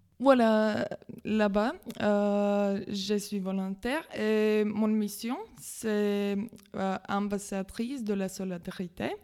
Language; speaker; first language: French; non-native, learner; Latvian